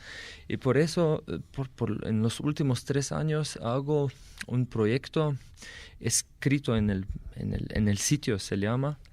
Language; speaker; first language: Spanish; non-native, fluent; Slovenian